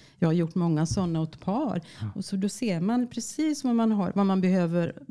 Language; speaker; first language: Swedish; native; Swedish